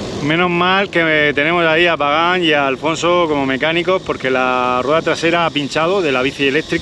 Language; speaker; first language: Spanish; native; Spanish